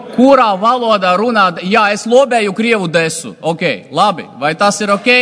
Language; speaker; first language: Latvian; non-native, local second language; Russian